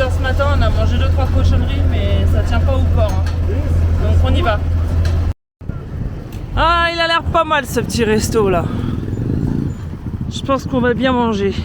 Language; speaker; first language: French; native; French